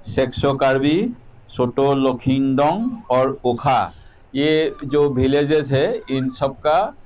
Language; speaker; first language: Hindi; non-native, local second language; Assamese